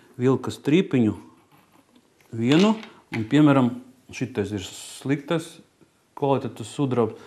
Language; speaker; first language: Latvian; non-native, local second language; Russian